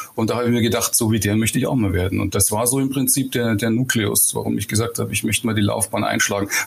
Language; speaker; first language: German; native; German